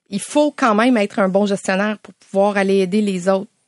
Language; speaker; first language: French; native; French